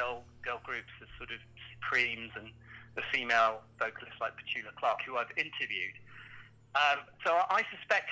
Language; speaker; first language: English; native; English